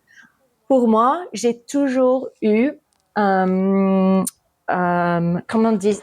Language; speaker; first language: French; early bilingual, heritage; English